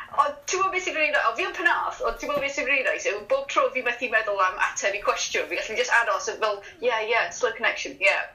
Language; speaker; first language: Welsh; native; Welsh